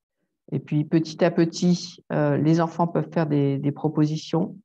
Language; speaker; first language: French; native; French